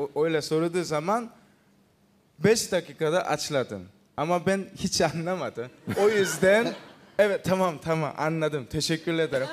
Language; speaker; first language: Turkish; non-native, learner; Korean